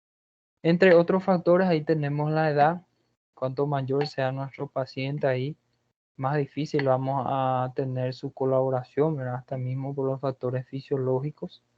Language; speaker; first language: Spanish; non-native, fluent; Portuguese